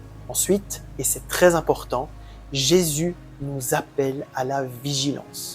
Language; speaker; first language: French; native; French